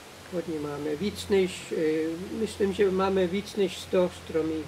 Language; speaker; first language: Czech; non-native, learner; English